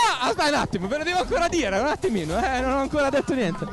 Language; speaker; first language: Italian; native; Italian